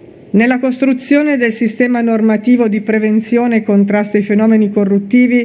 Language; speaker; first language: Italian; native; Italian